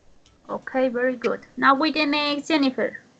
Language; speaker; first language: English; non-native, learner; Spanish